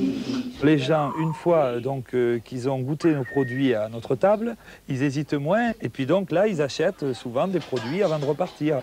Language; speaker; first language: French; native; French